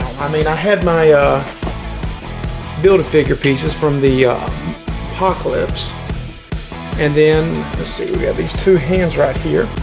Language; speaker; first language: English; native; English